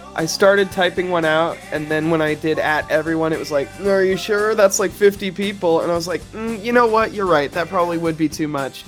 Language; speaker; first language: English; native; English